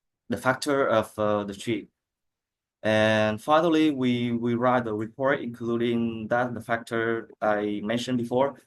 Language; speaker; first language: English; non-native, learner; Vietnamese